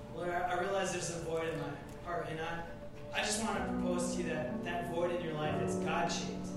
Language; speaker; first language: English; native; English